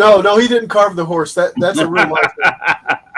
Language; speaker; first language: English; native; English